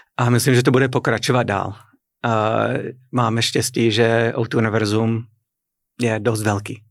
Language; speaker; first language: Czech; non-native, fluent; English